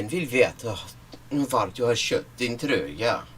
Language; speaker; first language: Swedish; non-native, learner; English